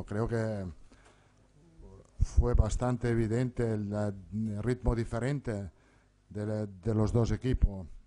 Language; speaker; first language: Spanish; non-native, fluent; Italian